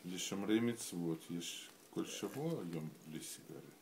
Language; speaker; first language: Hebrew; non-native, fluent; Russian